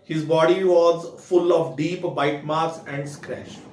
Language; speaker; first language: English; non-native, local second language; Marathi